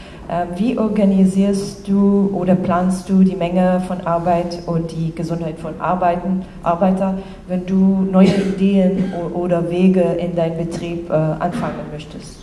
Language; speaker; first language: German; non-native, fluent; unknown